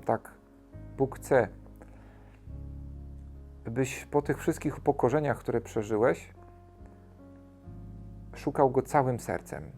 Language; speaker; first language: Polish; native; Polish